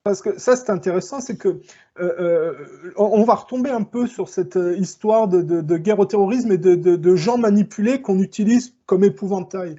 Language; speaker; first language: French; native; French